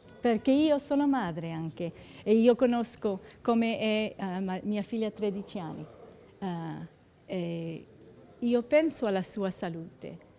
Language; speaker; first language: Italian; non-native, fluent; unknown